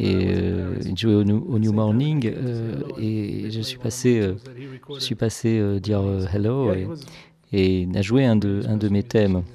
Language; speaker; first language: French; non-native, fluent; Hebrew